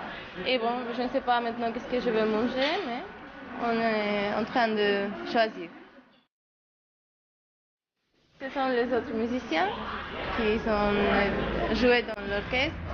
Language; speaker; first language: French; non-native, learner; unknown